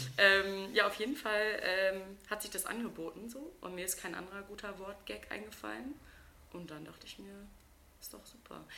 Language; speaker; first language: German; native; German